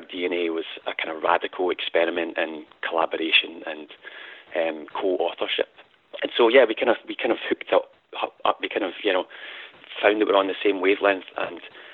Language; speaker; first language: English; native; English